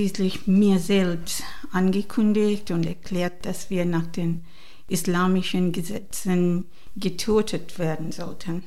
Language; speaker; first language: German; non-native, learner; Divehi